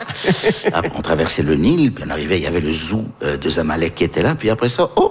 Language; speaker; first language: French; early bilingual, heritage; French